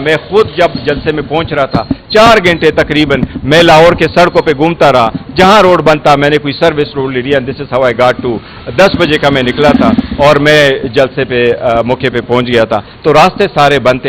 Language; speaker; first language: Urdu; non-native, local second language; Pashto